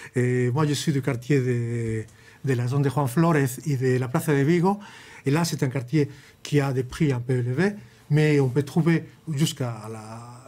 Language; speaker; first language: French; non-native, fluent; Spanish